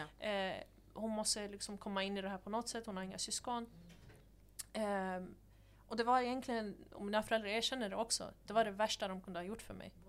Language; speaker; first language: Swedish; early bilingual, other home language; Persian